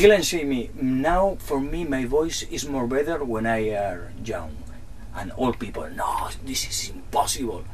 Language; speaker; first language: English; non-native, learner; Spanish